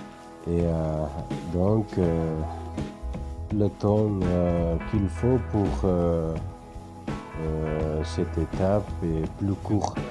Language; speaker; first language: French; non-native, fluent; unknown